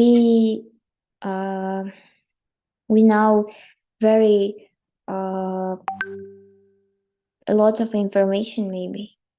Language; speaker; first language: English; non-native, learner; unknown